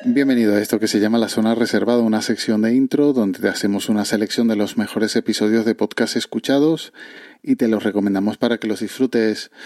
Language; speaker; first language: Spanish; native; Spanish